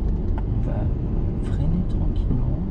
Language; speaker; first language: French; native; French